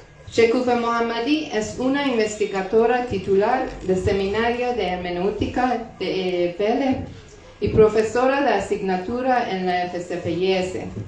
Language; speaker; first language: Spanish; non-native, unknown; Persian